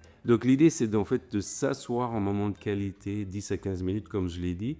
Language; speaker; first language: French; native; French